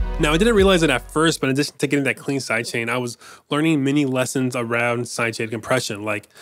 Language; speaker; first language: English; native; English